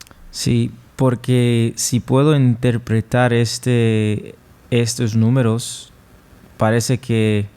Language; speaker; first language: Spanish; non-native, fluent; English